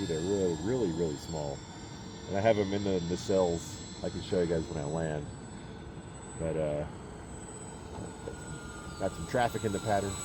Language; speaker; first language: English; native; English